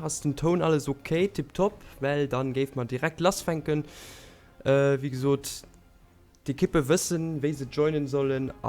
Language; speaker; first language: German; non-native, local second language; Luxembourgish